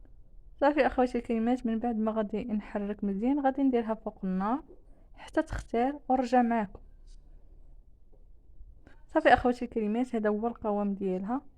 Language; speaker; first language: Arabic; native; Arabic